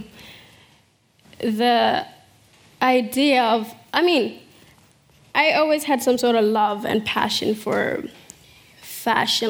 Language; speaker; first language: English; early bilingual, other home language; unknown